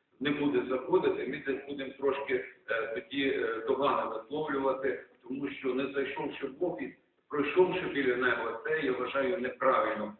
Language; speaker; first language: Ukrainian; native; Ukrainian